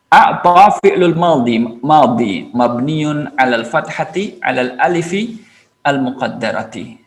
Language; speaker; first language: Arabic; non-native, fluent; Indonesian